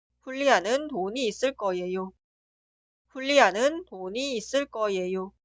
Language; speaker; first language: Korean; non-native, fluent; Spanish